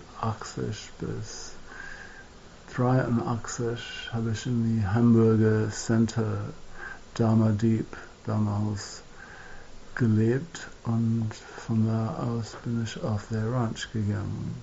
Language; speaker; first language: German; non-native, fluent; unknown